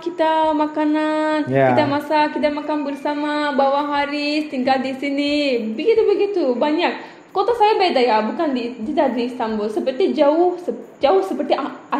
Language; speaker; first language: Indonesian; non-native, learner; Turkish